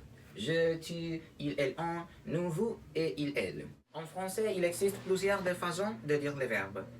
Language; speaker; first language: French; non-native, fluent; Spanish